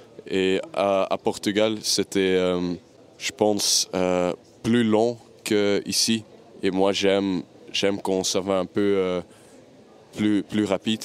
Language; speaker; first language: French; non-native, local second language; Dutch